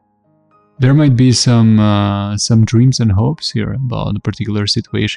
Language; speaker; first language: English; non-native, fluent; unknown